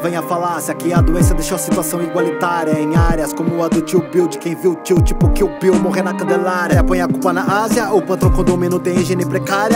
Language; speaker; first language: Portuguese; native; Portuguese